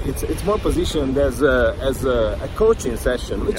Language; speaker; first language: English; non-native, fluent; Italian